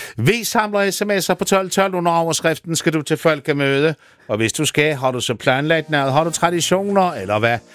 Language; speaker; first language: Danish; native; Danish